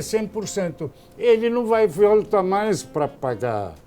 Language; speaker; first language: Portuguese; non-native, fluent; Arabic